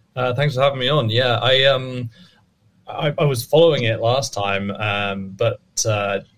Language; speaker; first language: English; native; English